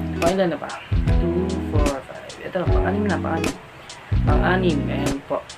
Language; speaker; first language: Filipino; non-native, local second language; Cebuano